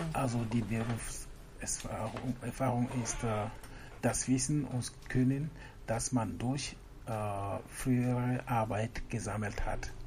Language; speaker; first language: German; non-native, learner; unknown